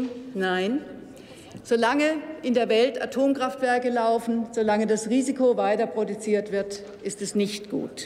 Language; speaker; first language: German; native; German